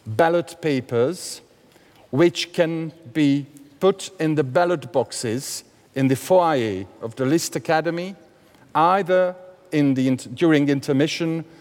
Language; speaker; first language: English; non-native, fluent; Hungarian